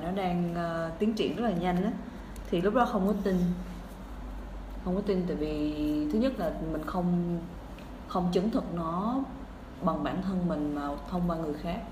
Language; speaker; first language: Vietnamese; native; Vietnamese